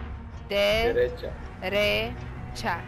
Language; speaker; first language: Spanish; early bilingual, heritage; Spanish